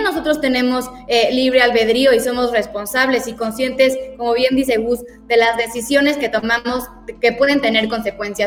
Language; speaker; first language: Spanish; native; Spanish